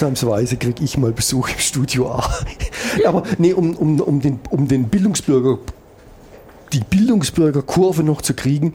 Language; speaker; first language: German; native; German